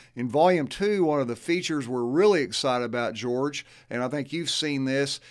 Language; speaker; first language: English; native; English